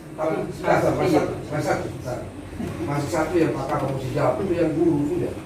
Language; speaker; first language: Indonesian; native; Indonesian